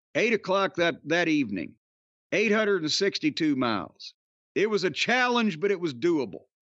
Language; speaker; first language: English; native; English